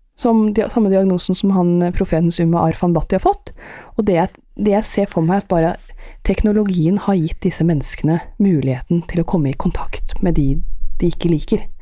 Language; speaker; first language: Norwegian; early bilingual, other home language; Persian